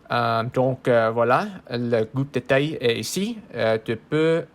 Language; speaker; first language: French; non-native, learner; English